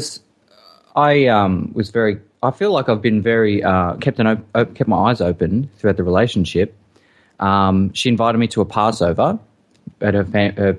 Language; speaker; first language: English; native; English